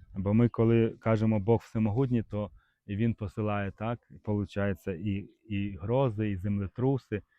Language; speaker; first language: Ukrainian; native; Ukrainian